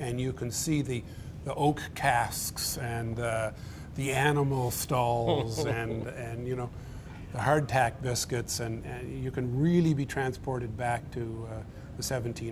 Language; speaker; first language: English; native; English